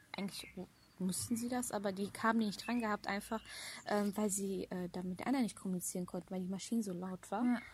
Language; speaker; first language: German; native; German